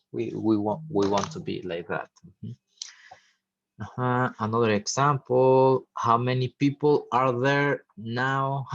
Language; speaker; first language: English; non-native, fluent; Spanish